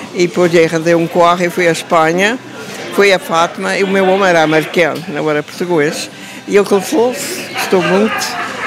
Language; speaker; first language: Portuguese; early bilingual, heritage; English